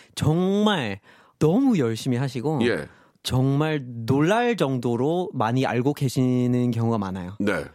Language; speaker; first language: Korean; non-native, fluent; English